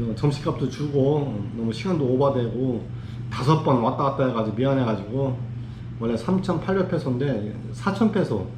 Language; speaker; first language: Korean; native; Korean